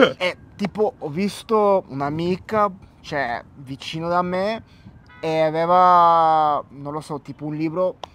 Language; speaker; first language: Italian; non-native, fluent; English